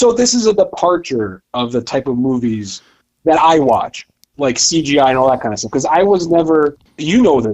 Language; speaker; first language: English; native; English